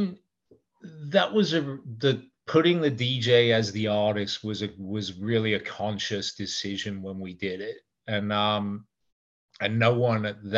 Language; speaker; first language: English; native; English